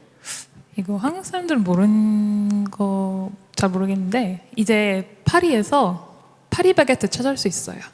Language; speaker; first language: Korean; non-native, learner; French